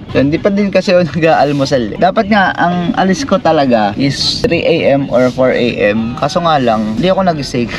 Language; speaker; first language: Filipino; native; Filipino